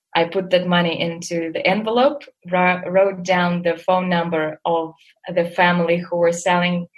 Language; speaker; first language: English; non-native, fluent; Russian